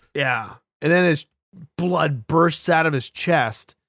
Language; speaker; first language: English; native; English